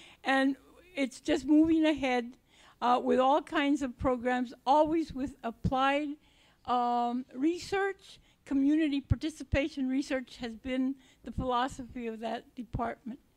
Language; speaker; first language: English; native; English